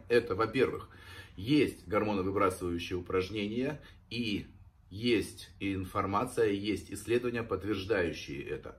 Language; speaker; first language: Russian; native; Russian